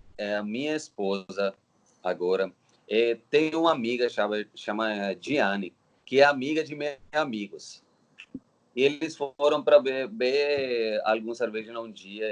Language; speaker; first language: Portuguese; non-native, learner; Telugu